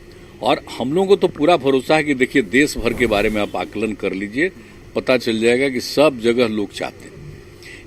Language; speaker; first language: Hindi; native; Hindi